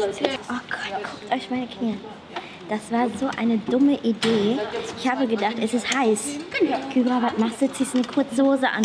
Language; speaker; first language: German; native; German